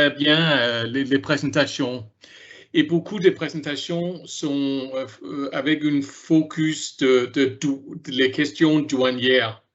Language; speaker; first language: French; non-native, learner; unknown